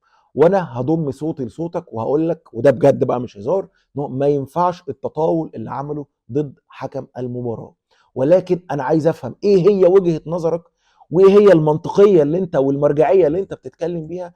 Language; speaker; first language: Arabic; native; Arabic